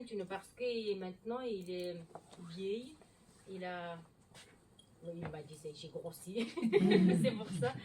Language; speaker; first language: French; non-native, learner; Mongolian